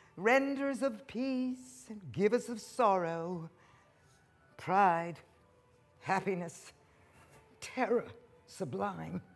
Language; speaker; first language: English; native; English